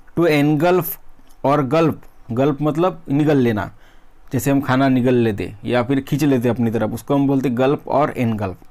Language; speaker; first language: Hindi; non-native, local second language; Marathi